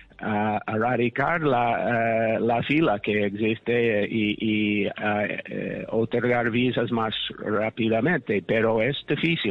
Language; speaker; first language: Spanish; non-native, fluent; English